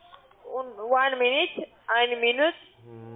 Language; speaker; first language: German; non-native, learner; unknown